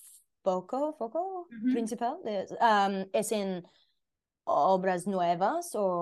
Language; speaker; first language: Spanish; non-native, learner; English